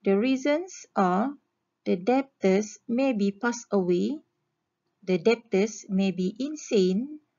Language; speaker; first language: English; non-native, local second language; Malay